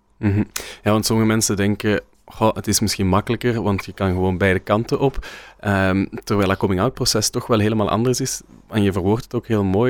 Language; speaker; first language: Dutch; native; Dutch